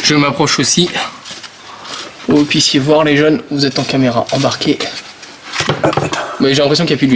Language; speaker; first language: French; native; French